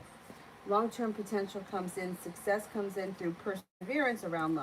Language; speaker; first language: English; native; English